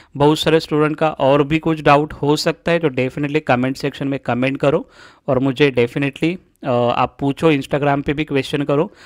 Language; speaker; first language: Hindi; non-native, local second language; Marathi